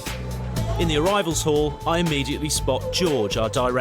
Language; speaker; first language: English; native; English